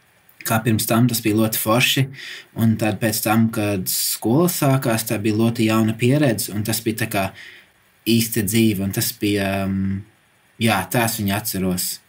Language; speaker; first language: Latvian; early bilingual, heritage; English